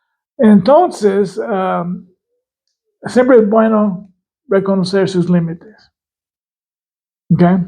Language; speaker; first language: Spanish; non-native, fluent; English